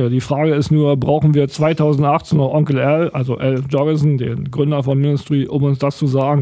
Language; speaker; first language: German; native; German